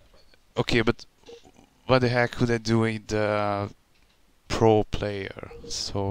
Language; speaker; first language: English; non-native, learner; Hungarian